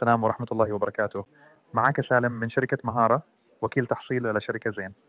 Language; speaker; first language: Arabic; native; Arabic